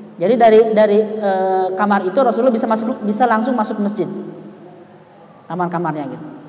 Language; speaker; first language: Indonesian; native; Indonesian